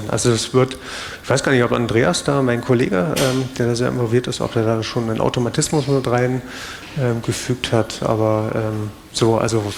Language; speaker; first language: German; native; German